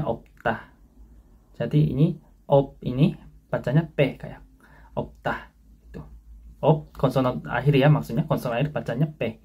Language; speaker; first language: Indonesian; non-native, fluent; Korean